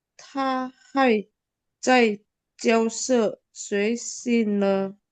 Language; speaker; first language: Chinese; non-native, learner; Indonesian